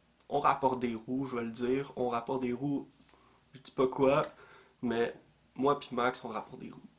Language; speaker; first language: French; native; French